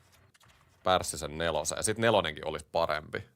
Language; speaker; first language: Finnish; native; Finnish